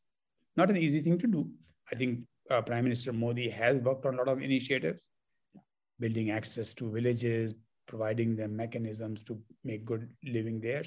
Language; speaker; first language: English; non-native, local second language; Hindi